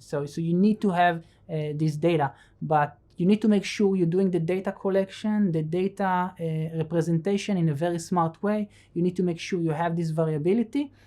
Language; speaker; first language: English; non-native, fluent; Hebrew